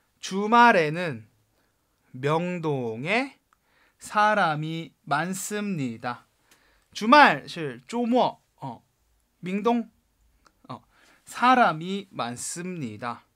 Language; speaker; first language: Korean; non-native, fluent; Chinese